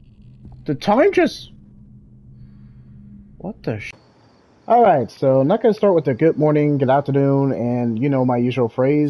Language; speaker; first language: English; native; English